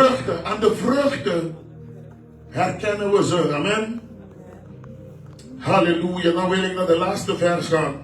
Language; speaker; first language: Dutch; non-native, fluent; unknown